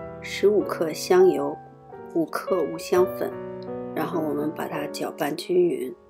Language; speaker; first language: Chinese; native; Chinese